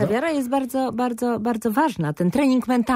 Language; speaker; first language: Polish; native; Polish